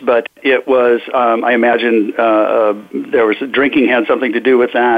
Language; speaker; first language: English; native; English